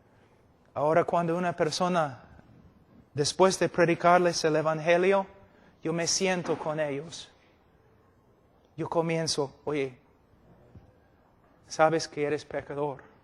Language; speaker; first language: Spanish; non-native, fluent; English